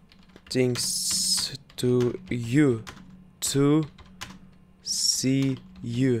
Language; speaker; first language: English; non-native, learner; Russian